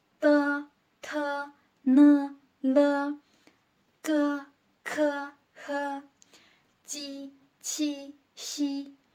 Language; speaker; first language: Chinese; non-native, fluent; Burmese